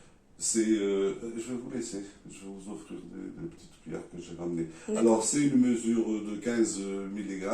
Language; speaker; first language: French; non-native, learner; Portuguese